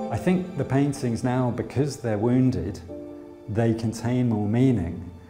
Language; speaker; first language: English; native; English